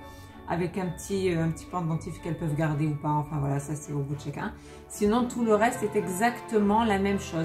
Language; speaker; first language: French; native; French